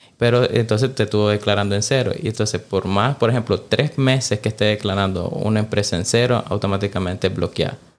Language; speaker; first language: Spanish; native; Spanish